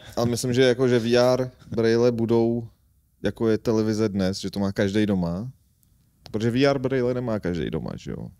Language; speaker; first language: Czech; non-native, fluent; Armenian